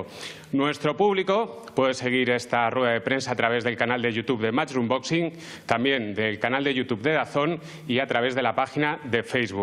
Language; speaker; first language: Spanish; native; Spanish